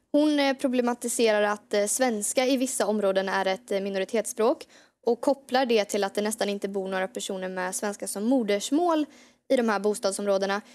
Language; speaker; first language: Swedish; native; Swedish